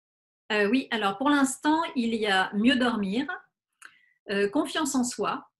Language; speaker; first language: French; native; French